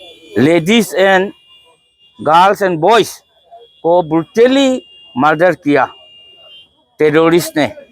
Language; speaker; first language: Hindi; non-native, local second language; Manipuri